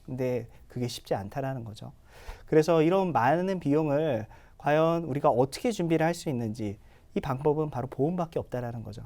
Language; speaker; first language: Korean; native; Korean